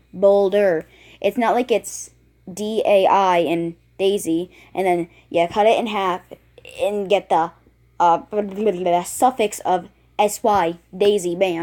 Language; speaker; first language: English; native; English